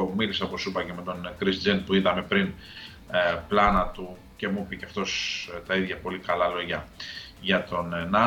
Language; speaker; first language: Greek; native; Greek